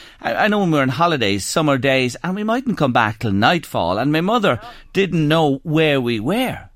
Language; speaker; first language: English; native; English